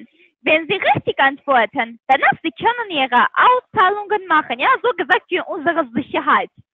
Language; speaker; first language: German; non-native, learner; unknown